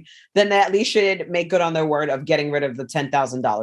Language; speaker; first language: English; native; English